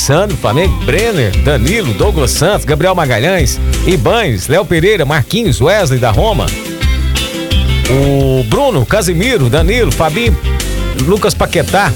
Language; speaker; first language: Portuguese; native; Portuguese